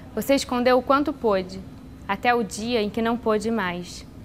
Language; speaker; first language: Portuguese; native; Portuguese